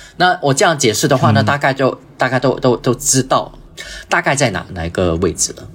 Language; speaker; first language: Chinese; early bilingual, heritage; Chinese